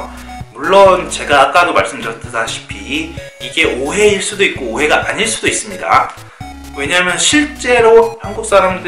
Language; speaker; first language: Korean; native; Korean